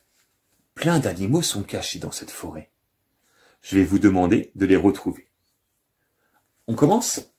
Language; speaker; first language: French; native; French